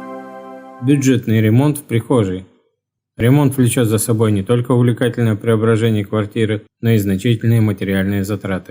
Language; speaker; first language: Russian; native; Russian